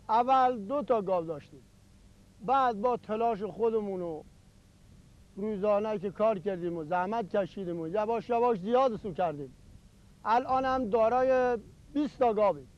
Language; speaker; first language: Persian; non-native, local second language; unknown